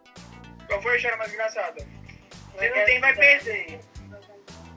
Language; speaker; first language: Portuguese; native; Portuguese